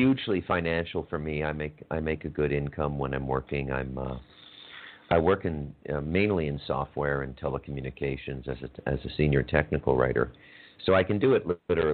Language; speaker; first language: English; native; English